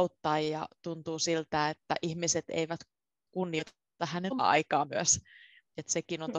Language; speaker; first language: Finnish; native; Finnish